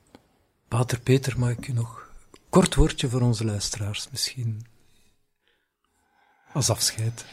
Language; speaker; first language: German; non-native, learner; Dutch